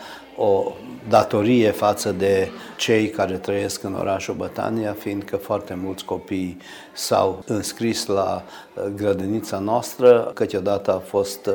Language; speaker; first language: Romanian; early bilingual, heritage; Romanian